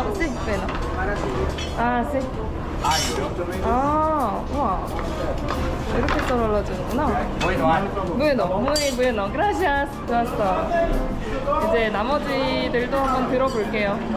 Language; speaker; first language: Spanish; non-native, learner; Korean